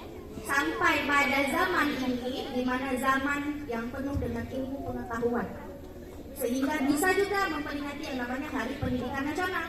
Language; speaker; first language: Indonesian; native; Indonesian